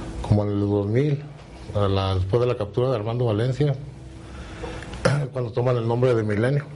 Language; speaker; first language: Spanish; native; Spanish